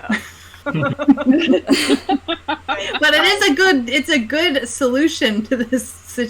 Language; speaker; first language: English; native; English